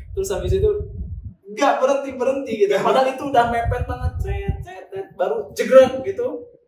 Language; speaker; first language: Indonesian; non-native, local second language; Sundanese